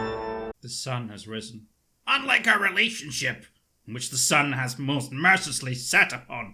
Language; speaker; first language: English; native; English